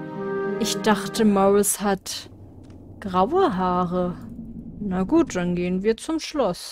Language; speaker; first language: German; native; German